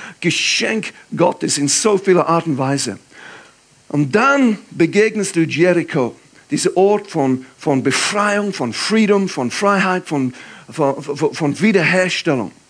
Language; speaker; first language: German; non-native, fluent; English